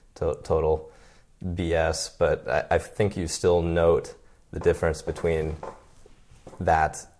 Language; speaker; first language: English; native; English